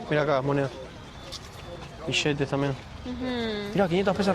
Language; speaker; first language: Spanish; native; Spanish